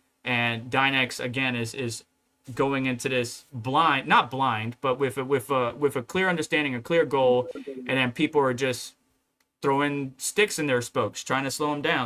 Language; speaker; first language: English; native; English